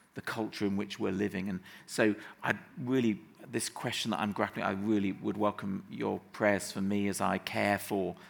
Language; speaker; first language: English; native; English